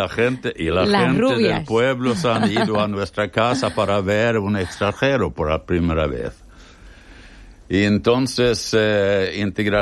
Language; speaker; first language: Spanish; non-native, fluent; Swedish